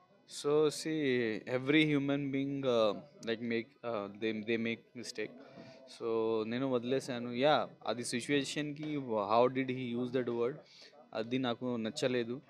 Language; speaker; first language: Telugu; non-native, local second language; Hindi